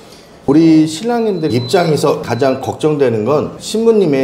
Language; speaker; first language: Korean; native; Korean